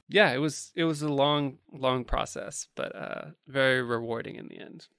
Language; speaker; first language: English; native; English